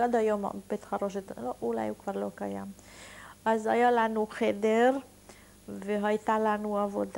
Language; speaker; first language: Hebrew; non-native, fluent; Hungarian